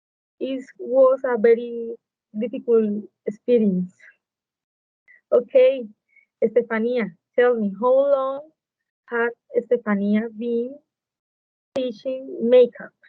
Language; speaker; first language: English; non-native, learner; Spanish